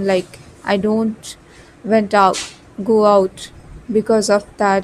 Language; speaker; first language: English; non-native, learner; Bhojpuri